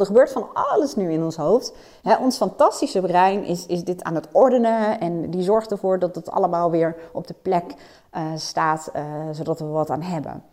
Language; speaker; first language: Dutch; native; Dutch